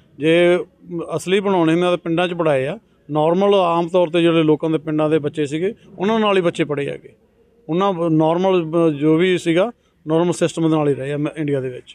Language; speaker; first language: Punjabi; native; Punjabi